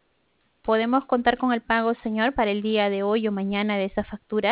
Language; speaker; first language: Spanish; native; Spanish